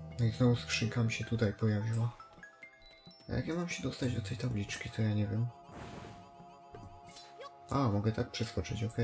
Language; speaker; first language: Polish; native; Polish